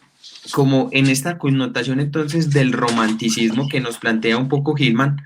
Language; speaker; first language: Spanish; native; Spanish